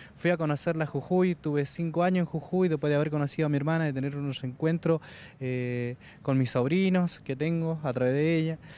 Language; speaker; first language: Spanish; native; Spanish